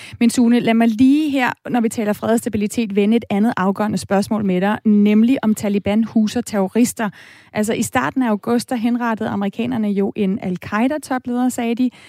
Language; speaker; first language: Danish; native; Danish